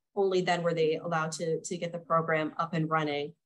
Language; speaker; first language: English; native; English